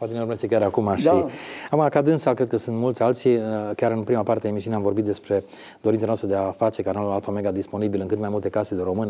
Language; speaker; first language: Romanian; native; Romanian